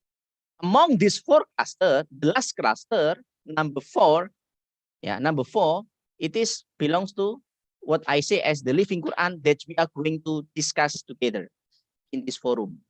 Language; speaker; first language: English; non-native, learner; Indonesian